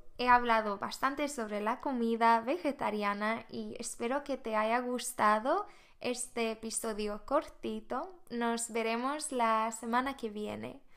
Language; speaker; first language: Spanish; non-native, fluent; Swedish